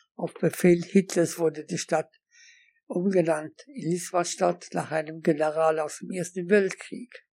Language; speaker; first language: German; non-native, fluent; Polish